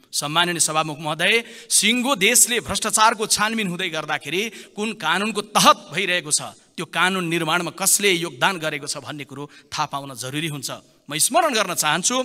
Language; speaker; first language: Nepali; native; Nepali